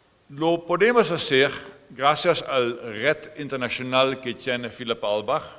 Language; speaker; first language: Spanish; non-native, fluent; Dutch